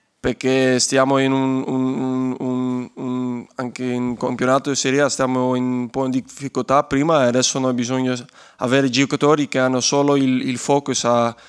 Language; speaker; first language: Italian; non-native, learner; Dutch